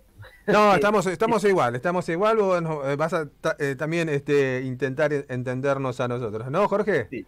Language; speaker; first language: Spanish; native; Spanish